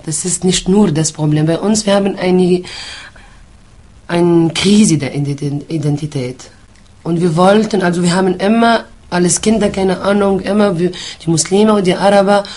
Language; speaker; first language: German; non-native, fluent; Arabic